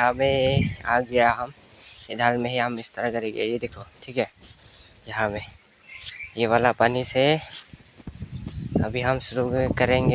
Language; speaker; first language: Hindi; non-native, local second language; Karbi